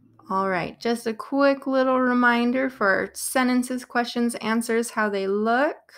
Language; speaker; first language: English; native; English